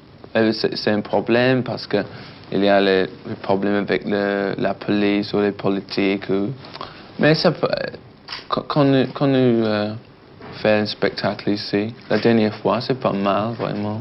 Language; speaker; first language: French; non-native, learner; English